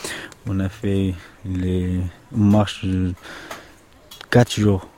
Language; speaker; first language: French; non-native, learner; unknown